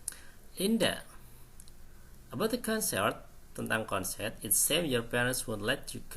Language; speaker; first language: English; non-native, learner; Indonesian